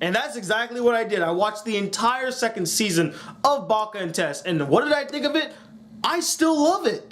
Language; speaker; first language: English; native; English